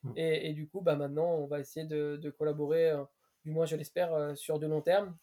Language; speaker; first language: French; native; French